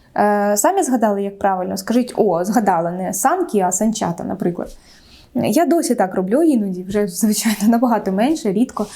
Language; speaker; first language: Ukrainian; non-native, local second language; Russian